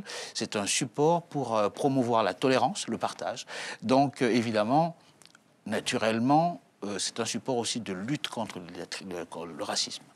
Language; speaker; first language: French; native; French